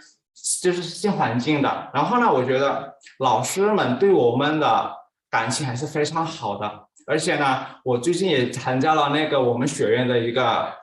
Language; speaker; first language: Chinese; non-native, fluent; Indonesian